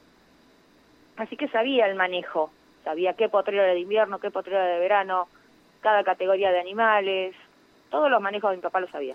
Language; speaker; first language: Spanish; native; Spanish